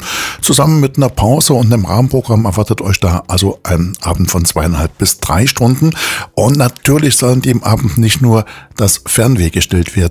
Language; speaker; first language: German; native; German